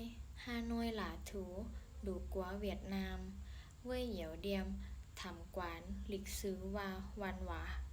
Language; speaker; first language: Vietnamese; non-native, learner; Thai